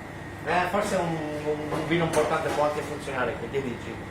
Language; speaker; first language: Italian; non-native, fluent; English